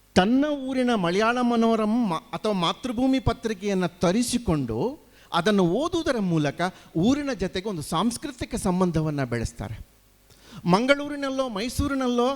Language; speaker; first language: Kannada; native; Kannada